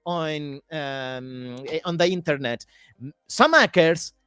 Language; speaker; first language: English; non-native, fluent; Italian